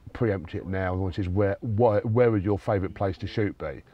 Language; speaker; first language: English; native; English